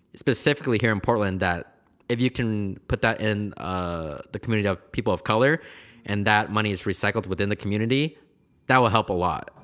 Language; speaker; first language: English; native; English